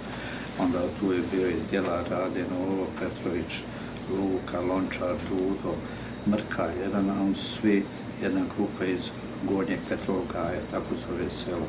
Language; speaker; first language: Bosnian; native; Bosnian